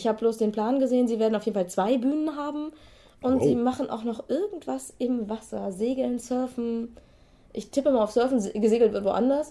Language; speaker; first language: German; native; German